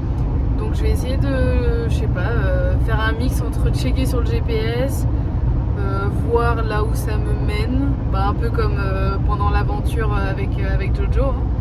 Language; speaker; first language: French; native; French